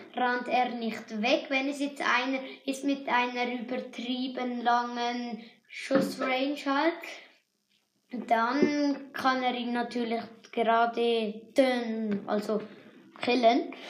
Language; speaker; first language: German; native; German